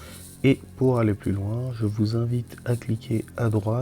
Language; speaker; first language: French; native; French